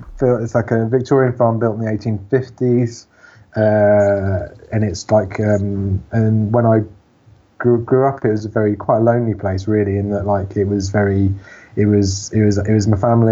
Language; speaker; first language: English; native; English